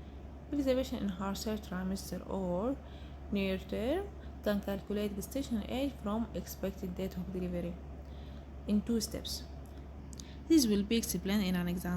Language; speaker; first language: English; non-native, local second language; Arabic